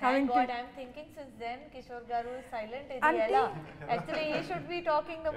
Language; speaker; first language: Telugu; non-native, learner; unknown